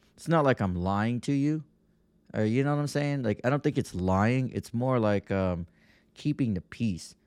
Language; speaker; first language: English; native; English